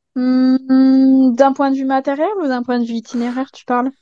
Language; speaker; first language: French; native; French